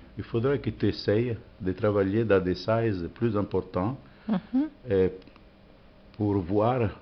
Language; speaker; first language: French; non-native, fluent; Italian